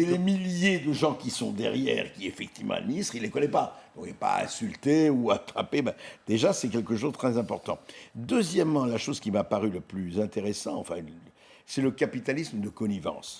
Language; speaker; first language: French; native; French